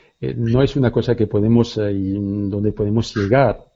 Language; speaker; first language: Spanish; non-native, learner; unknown